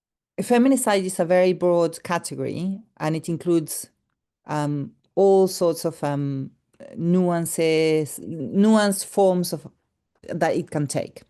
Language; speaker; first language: English; non-native, fluent; Spanish